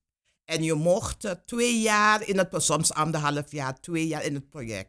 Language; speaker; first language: Dutch; non-native, local second language; Papiamento